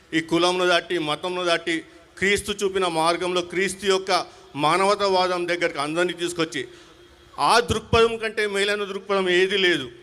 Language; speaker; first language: Telugu; non-native, local second language; Hindi